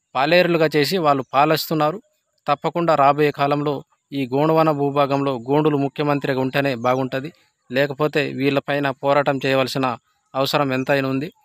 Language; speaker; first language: Telugu; non-native, local second language; Gondi